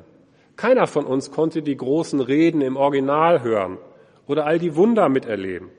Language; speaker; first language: German; native; German